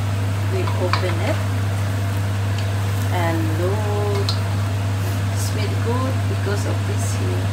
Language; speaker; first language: English; non-native, learner; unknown